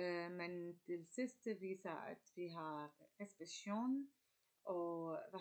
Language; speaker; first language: Danish; non-native, learner; Arabic